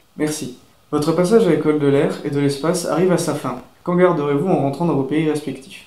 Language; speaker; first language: French; native; French